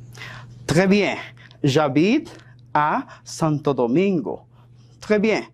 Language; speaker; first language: French; non-native, fluent; Spanish